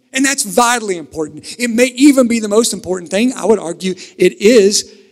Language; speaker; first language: English; native; English